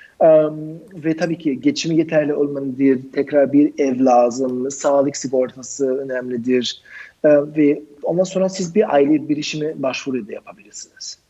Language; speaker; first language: Turkish; non-native, fluent; German